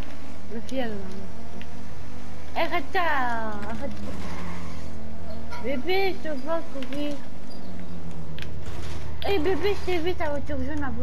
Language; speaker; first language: French; non-native, local second language; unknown